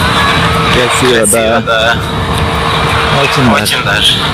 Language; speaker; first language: English; non-native, learner; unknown